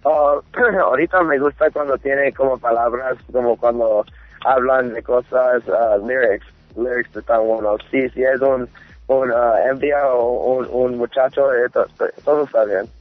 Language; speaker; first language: Spanish; early bilingual, heritage; English